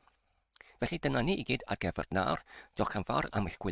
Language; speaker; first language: Welsh; non-native, learner; English